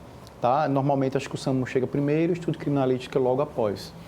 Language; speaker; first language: Portuguese; native; Portuguese